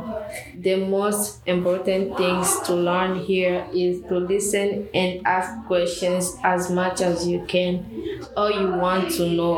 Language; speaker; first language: English; non-native, learner; Rundi